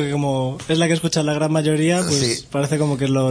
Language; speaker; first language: Spanish; native; Spanish